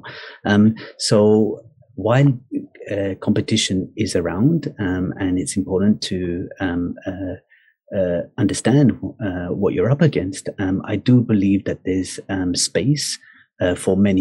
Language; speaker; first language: English; native; English